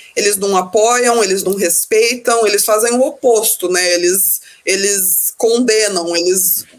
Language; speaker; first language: Portuguese; early bilingual, heritage; Portuguese